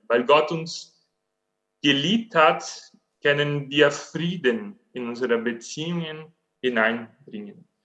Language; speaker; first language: German; non-native, fluent; Portuguese